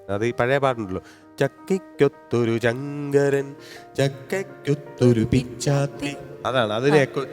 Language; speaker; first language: Malayalam; native; Malayalam